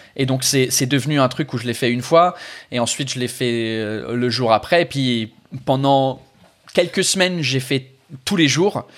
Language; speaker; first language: French; non-native, fluent; English